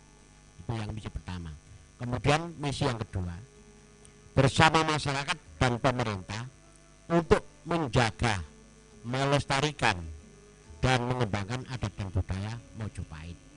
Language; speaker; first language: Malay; non-native, local second language; Javanese